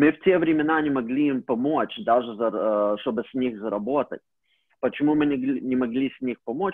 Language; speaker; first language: Russian; early bilingual, heritage; Russian